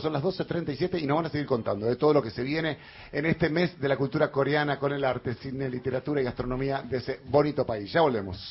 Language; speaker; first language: Spanish; native; Spanish